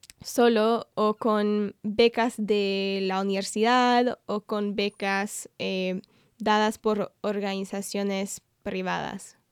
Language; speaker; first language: Spanish; non-native, fluent; English